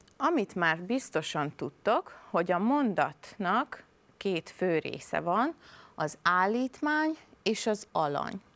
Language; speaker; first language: Hungarian; native; Hungarian